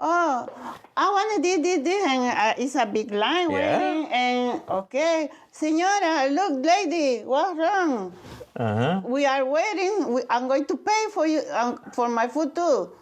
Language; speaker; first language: English; non-native, learner; Spanish